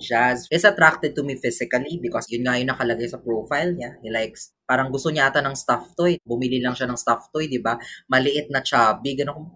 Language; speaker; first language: English; non-native, local second language; Cebuano